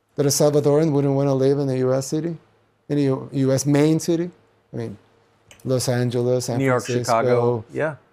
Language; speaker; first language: English; non-native, fluent; Spanish